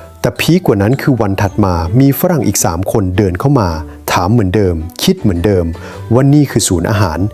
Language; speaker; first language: Thai; native; Thai